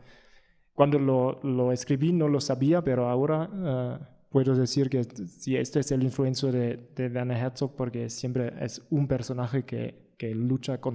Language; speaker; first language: Spanish; non-native, learner; German